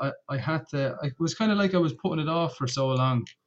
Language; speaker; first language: English; native; English